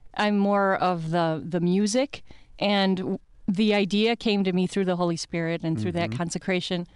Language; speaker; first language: English; early bilingual, other home language; Italian